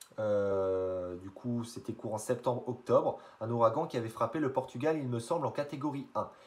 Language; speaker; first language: French; native; French